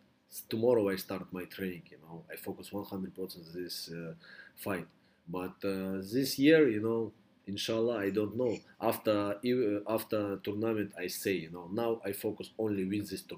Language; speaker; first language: English; non-native, learner; Russian